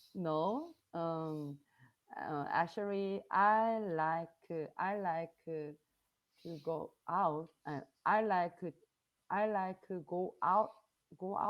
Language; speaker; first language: English; non-native, learner; Korean